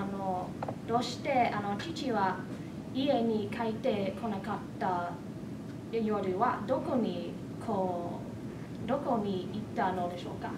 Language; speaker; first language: Japanese; non-native, fluent; English